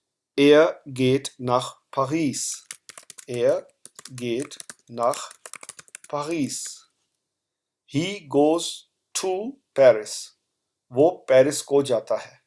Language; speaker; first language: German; non-native, fluent; Urdu